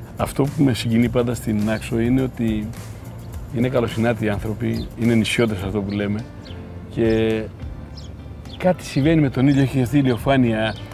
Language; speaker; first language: Greek; native; Greek